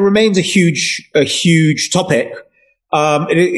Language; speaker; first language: English; native; English